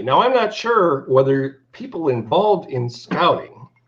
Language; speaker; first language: English; native; English